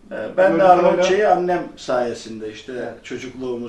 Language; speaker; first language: Turkish; early bilingual, other home language; Albanian